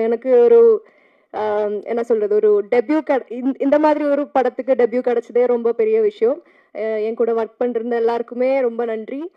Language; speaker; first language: Tamil; non-native, learner; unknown